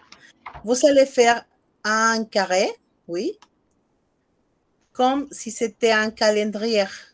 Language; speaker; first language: French; non-native, fluent; Spanish